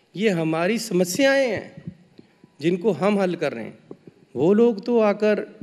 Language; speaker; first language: Hindi; native; Hindi